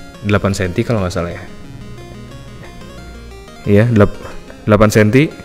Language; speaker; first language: Indonesian; native; Indonesian